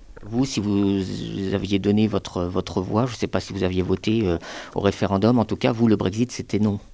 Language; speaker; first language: French; native; French